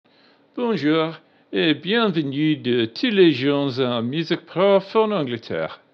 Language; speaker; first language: French; non-native, learner; English